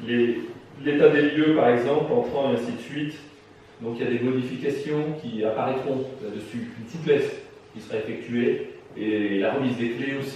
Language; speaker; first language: French; native; French